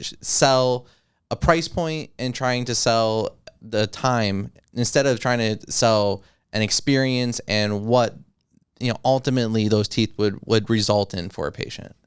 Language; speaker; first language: English; native; English